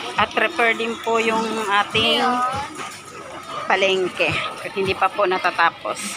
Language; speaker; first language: Filipino; native; Filipino